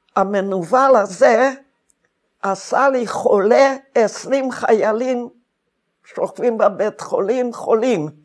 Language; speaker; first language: Hebrew; non-native, fluent; Hungarian